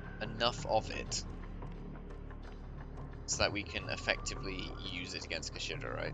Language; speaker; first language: English; native; English